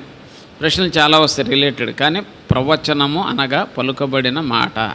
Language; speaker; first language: Telugu; native; Telugu